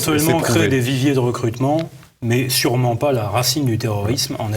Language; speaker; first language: French; native; French